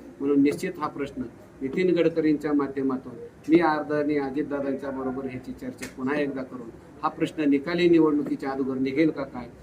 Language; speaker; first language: Marathi; native; Marathi